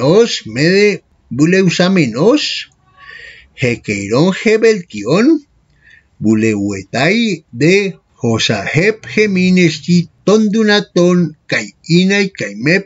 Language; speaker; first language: Greek; non-native, fluent; Spanish